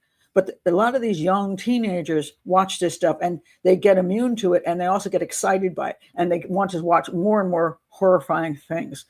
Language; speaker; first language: English; native; English